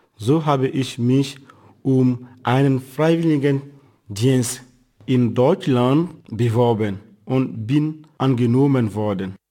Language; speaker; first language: German; non-native, fluent; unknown